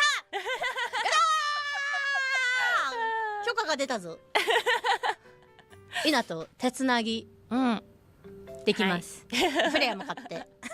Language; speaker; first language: Japanese; native; Japanese